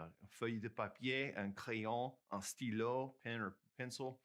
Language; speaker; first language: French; non-native, fluent; English